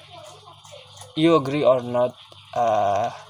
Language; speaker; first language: English; non-native, learner; Indonesian